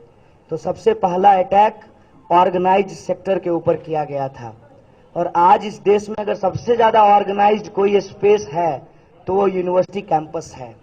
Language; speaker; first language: Hindi; native; Hindi